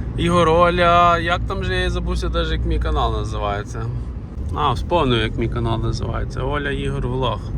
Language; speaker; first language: Ukrainian; native; Ukrainian